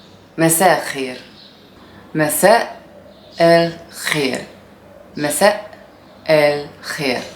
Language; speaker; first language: Arabic; non-native, learner; English